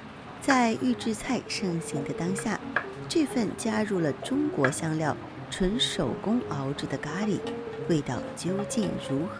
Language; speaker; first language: Chinese; native; Chinese